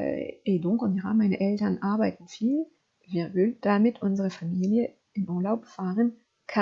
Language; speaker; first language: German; non-native, fluent; French